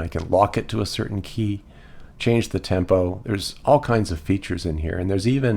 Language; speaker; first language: English; native; English